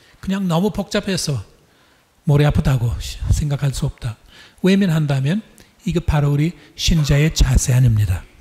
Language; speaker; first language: Korean; non-native, fluent; English